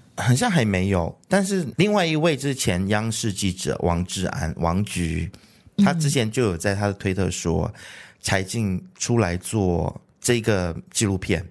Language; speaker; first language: Chinese; native; Chinese